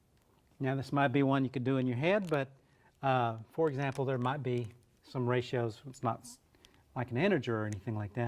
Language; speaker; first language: English; native; English